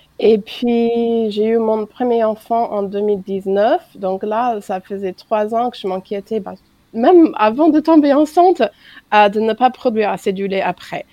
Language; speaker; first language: French; non-native, fluent; English